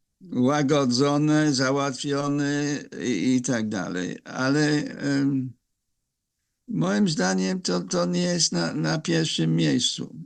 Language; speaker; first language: Polish; non-native, fluent; English